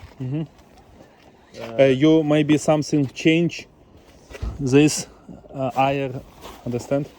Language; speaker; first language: English; non-native, learner; Ukrainian